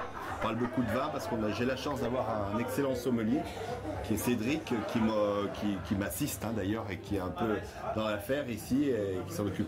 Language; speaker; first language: French; native; French